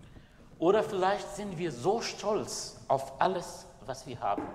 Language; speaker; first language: German; non-native, fluent; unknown